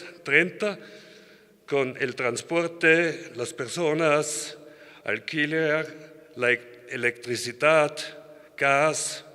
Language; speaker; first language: Spanish; non-native, learner; German